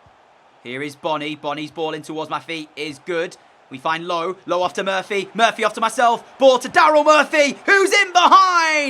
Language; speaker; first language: English; native; English